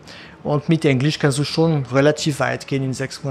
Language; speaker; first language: German; non-native, fluent; French